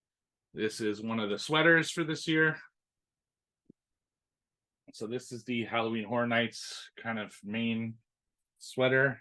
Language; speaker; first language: English; native; English